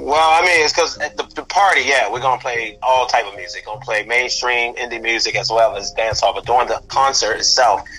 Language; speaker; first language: English; native; English